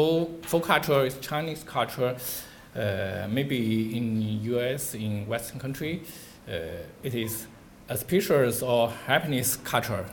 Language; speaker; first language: English; non-native, learner; Chinese